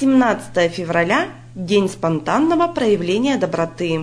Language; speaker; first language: Russian; native; Russian